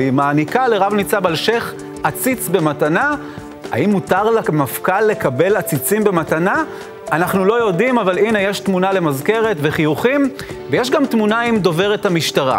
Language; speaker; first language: Hebrew; native; Hebrew